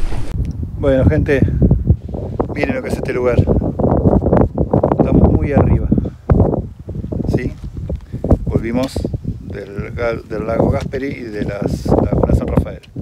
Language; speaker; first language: Spanish; native; Spanish